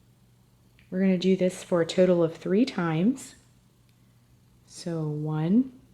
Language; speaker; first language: English; native; English